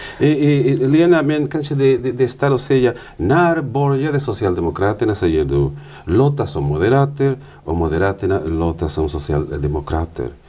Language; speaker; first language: Swedish; non-native, fluent; Spanish